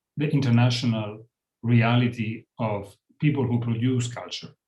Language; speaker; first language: English; non-native, fluent; Italian